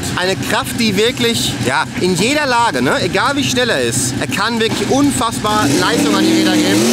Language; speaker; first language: German; native; German